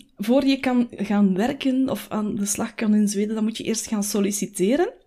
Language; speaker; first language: Dutch; native; Dutch